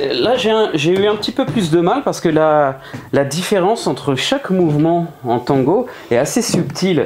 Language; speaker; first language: French; native; French